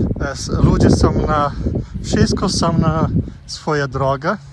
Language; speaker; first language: Polish; non-native, learner; Portuguese